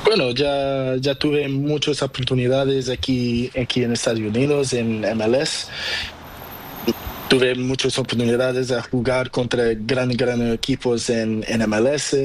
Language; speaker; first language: Spanish; non-native, learner; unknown